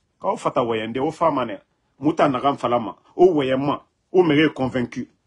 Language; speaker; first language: French; non-native, local second language; Mandingo